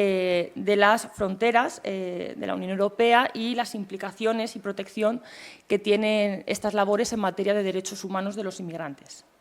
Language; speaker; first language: Spanish; native; Spanish